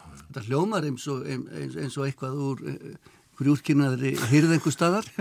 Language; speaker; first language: Icelandic; native; Icelandic